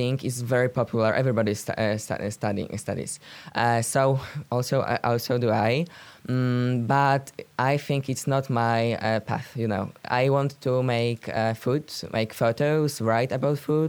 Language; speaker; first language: English; non-native, learner; Polish